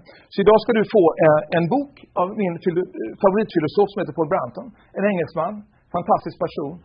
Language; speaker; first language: Swedish; native; Swedish